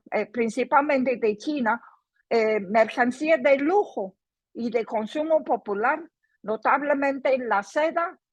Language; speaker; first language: Spanish; non-native, fluent; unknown